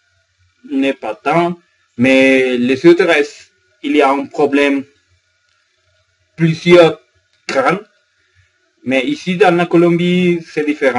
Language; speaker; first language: French; non-native, learner; Spanish